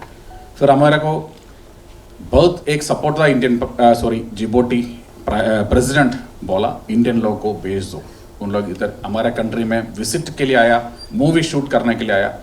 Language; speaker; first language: Hindi; non-native, local second language; Malayalam